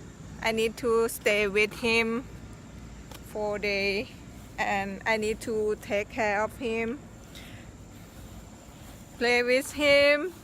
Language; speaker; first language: English; non-native, learner; Thai